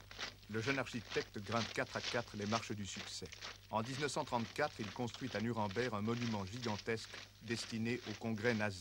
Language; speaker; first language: French; native; French